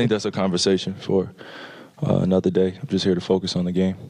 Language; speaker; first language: English; native; English